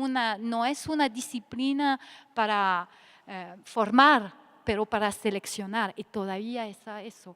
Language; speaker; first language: Spanish; non-native, fluent; French